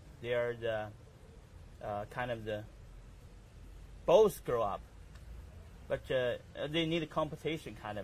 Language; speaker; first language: English; non-native, learner; Chinese